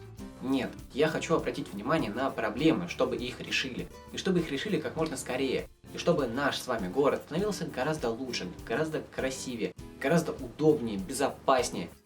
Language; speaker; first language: Russian; native; Russian